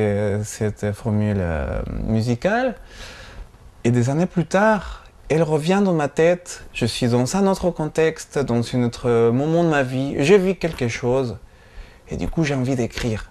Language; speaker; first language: French; non-native, fluent; Spanish